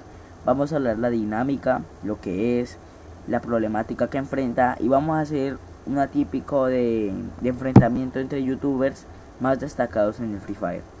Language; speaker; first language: Spanish; native; Spanish